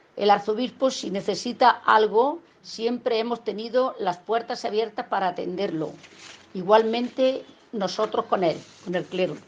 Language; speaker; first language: Spanish; native; Spanish